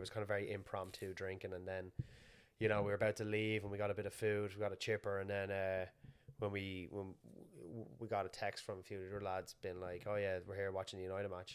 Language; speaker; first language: English; native; English